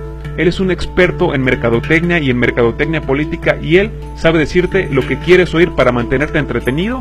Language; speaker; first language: Spanish; native; Spanish